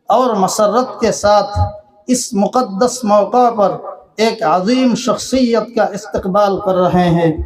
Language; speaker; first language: Urdu; non-native, fluent; Bangla